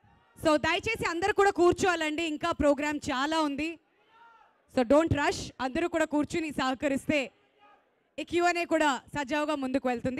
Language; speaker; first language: Telugu; native; Telugu